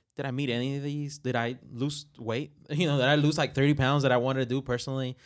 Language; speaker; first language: English; non-native, fluent; Spanish